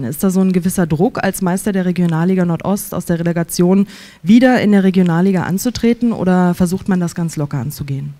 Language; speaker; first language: German; native; German